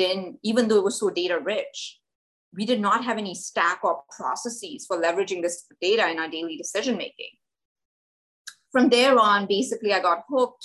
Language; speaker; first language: English; non-native, local second language; Hindi